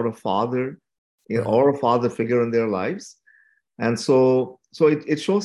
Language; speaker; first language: English; non-native, local second language; Tamil